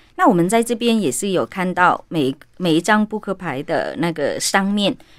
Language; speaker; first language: Chinese; non-native, fluent; Vietnamese